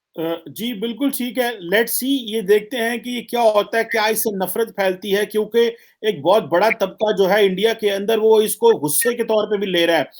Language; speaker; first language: Urdu; non-native, local second language; Punjabi